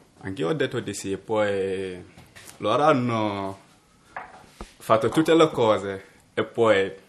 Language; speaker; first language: Italian; non-native, learner; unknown